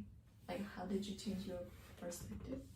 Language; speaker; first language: English; non-native, learner; Japanese